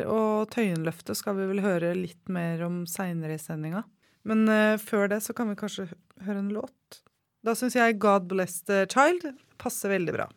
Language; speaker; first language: Norwegian; native; Norwegian